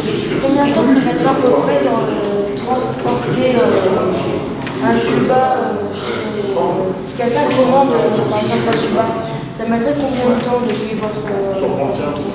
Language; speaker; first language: French; native; French